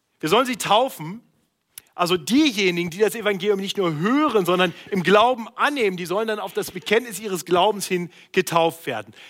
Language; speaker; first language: German; native; German